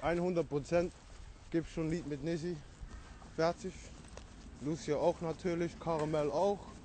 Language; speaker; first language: German; non-native, learner; English